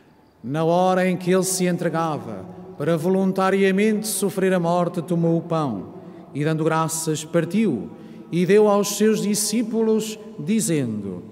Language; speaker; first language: Portuguese; native; Portuguese